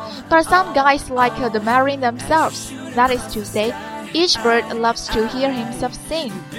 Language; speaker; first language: English; non-native, fluent; Chinese